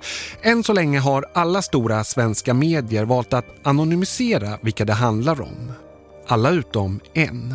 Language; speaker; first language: Swedish; native; Swedish